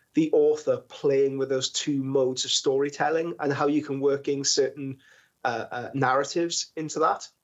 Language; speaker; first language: English; native; English